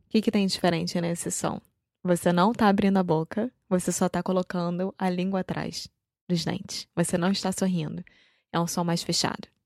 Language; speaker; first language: Portuguese; native; Portuguese